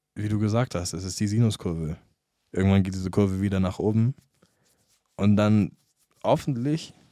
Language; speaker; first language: German; non-native, fluent; English